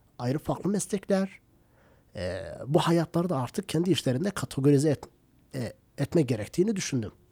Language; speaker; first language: Turkish; non-native, local second language; Kurdish